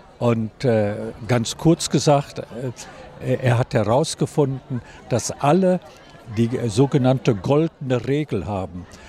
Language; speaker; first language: German; native; German